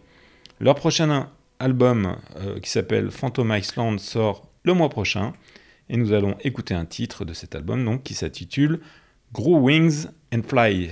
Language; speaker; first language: French; native; French